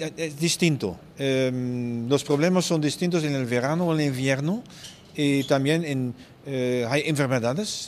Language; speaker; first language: Spanish; non-native, fluent; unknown